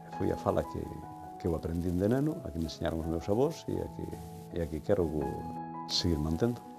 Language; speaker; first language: Galician; native; Galician